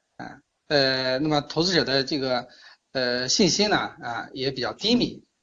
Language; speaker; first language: Chinese; native; Chinese